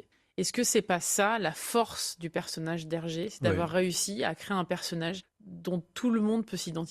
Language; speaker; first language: French; native; French